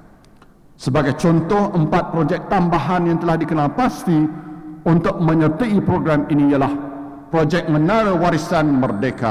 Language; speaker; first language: Malay; native; Malay